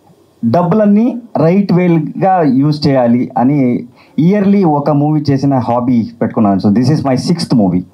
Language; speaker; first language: Telugu; non-native, learner; Kannada